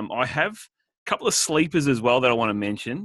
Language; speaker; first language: English; native; English